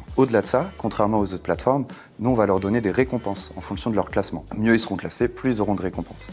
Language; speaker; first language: French; native; French